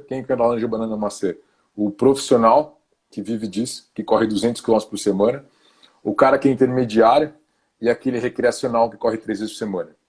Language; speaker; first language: Portuguese; native; Portuguese